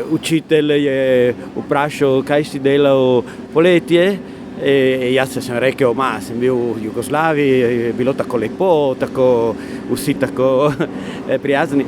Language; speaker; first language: Slovenian; non-native, learner; Italian